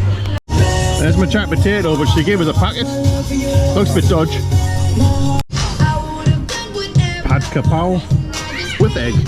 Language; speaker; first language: English; native; English